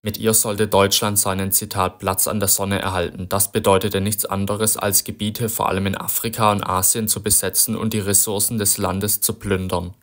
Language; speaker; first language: German; native; German